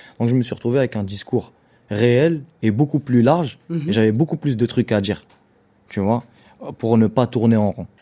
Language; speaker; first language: French; non-native, local second language; Arabic